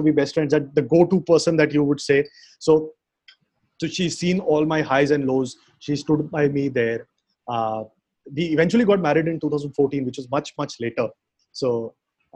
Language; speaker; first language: English; non-native, local second language; Hindi